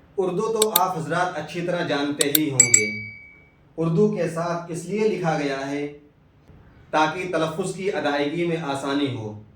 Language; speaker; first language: Urdu; native; Urdu